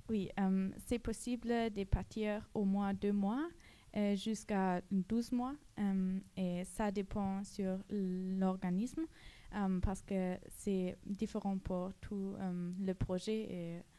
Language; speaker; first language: French; non-native, learner; German